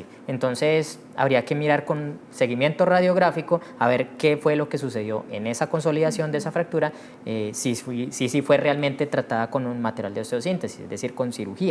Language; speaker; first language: Spanish; native; Spanish